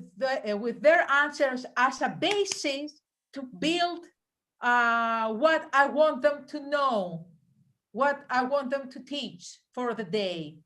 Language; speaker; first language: English; non-native, fluent; Greek